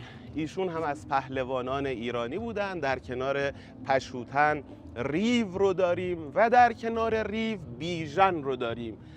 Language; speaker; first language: Persian; native; Persian